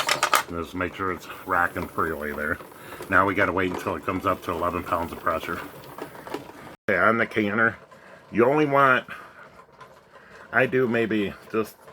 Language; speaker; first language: English; native; English